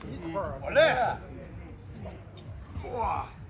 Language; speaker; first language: Chinese; non-native, learner; English